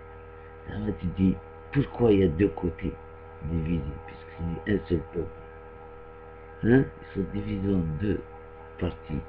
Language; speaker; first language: French; non-native, local second language; Arabic